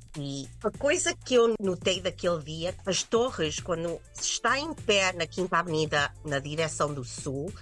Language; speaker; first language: Portuguese; early bilingual, heritage; English